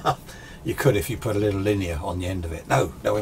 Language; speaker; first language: English; native; English